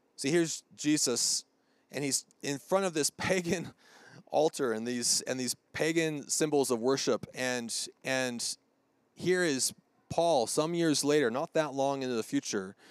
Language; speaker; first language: English; native; English